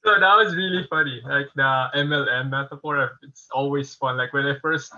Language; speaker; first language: English; non-native, local second language; Filipino